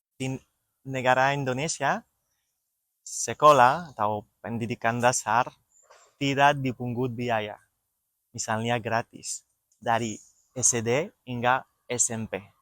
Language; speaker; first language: Indonesian; non-native, learner; French